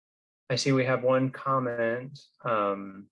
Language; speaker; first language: English; native; English